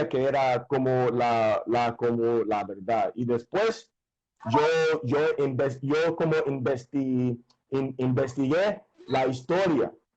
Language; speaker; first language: Spanish; non-native, fluent; English